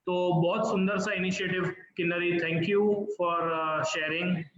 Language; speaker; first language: Hindi; non-native, local second language; Gujarati